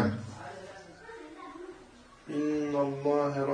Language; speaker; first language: Arabic; non-native, learner; French